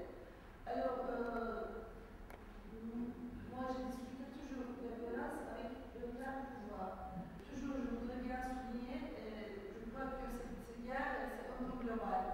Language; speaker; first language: French; non-native, fluent; Turkish